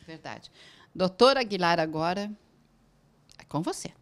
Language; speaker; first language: Portuguese; native; Portuguese